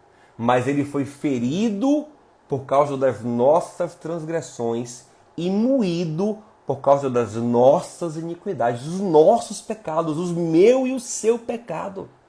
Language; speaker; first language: Portuguese; native; Portuguese